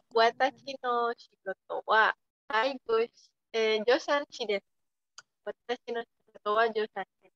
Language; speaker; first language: Japanese; non-native, learner; Indonesian